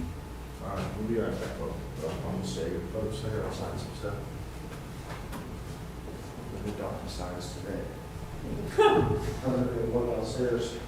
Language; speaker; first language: English; native; English